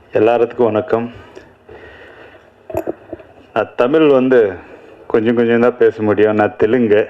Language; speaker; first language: Tamil; non-native, learner; Telugu